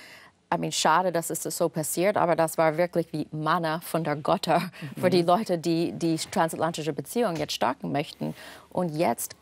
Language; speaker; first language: German; non-native, fluent; English